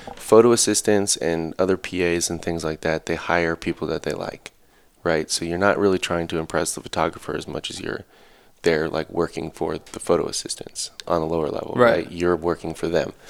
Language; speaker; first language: English; native; English